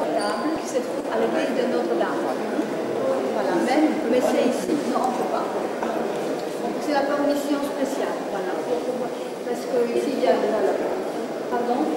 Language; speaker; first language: French; non-native, learner; Polish